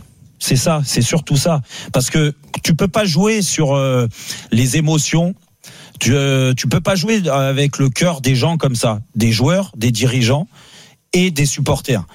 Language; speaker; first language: French; native; French